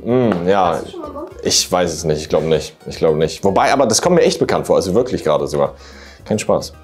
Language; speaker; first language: German; native; German